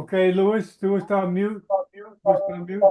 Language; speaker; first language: Spanish; non-native, learner; English